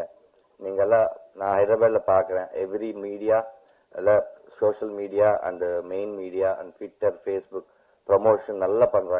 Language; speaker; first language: Tamil; non-native, learner; Telugu